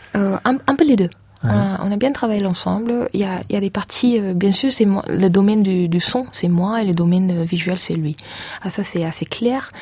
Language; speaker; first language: French; non-native, fluent; English